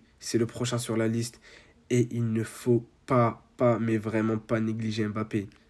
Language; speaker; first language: French; native; French